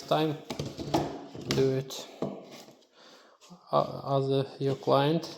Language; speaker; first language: English; non-native, learner; Ukrainian